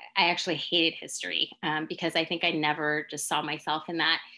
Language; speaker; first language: English; native; English